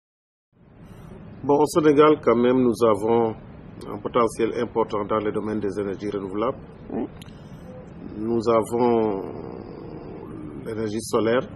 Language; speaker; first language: French; non-native, local second language; Wolof